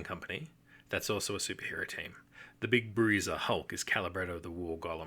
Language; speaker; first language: English; native; English